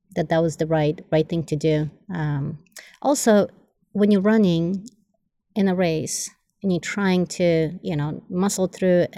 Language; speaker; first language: English; non-native, fluent; Polish